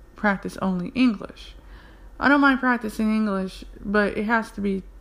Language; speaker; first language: English; native; English